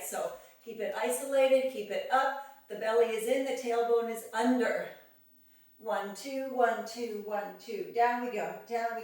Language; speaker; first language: English; native; English